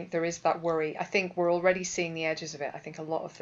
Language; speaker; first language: English; native; English